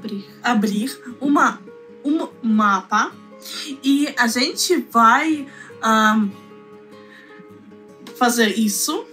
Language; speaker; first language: Portuguese; non-native, learner; Russian